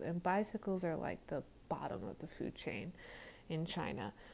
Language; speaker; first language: English; native; English